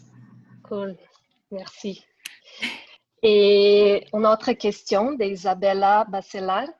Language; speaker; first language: French; non-native, fluent; Portuguese